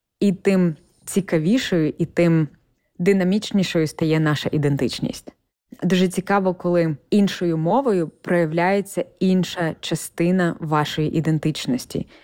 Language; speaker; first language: Ukrainian; native; Ukrainian